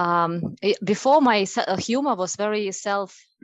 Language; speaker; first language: English; non-native, fluent; Russian